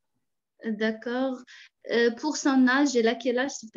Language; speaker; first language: French; non-native, fluent; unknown